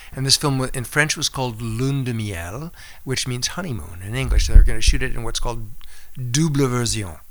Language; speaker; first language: English; native; English